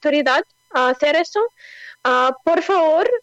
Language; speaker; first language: Spanish; non-native, fluent; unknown